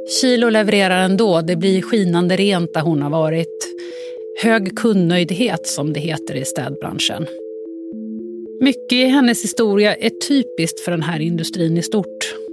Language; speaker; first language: Swedish; native; Swedish